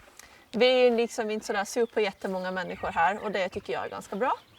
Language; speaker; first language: Swedish; native; Swedish